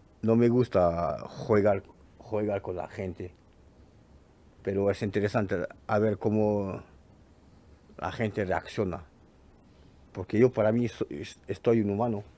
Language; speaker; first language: Spanish; non-native, learner; French